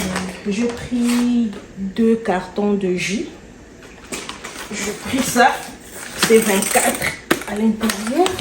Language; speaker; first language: French; non-native, local second language; Lingala